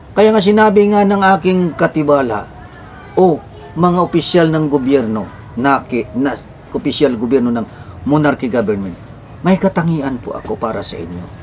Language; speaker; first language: Filipino; non-native, local second language; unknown